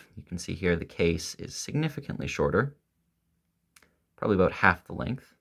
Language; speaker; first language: English; native; English